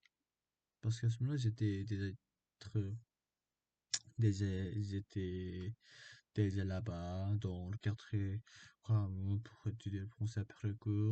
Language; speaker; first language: French; non-native, learner; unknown